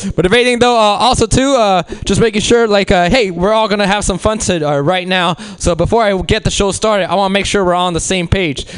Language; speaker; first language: English; native; English